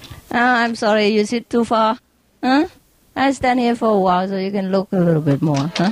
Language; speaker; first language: English; non-native, fluent; Vietnamese